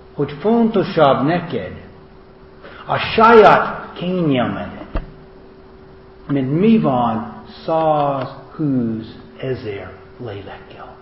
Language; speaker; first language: Hungarian; non-native, fluent; English